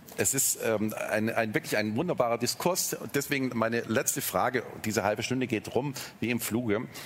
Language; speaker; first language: German; native; German